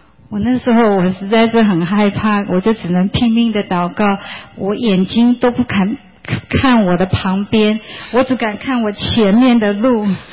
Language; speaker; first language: Chinese; native; Chinese